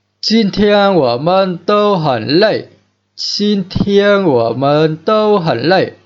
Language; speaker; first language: Chinese; non-native, fluent; Vietnamese